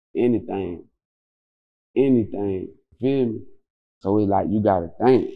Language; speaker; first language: English; native; English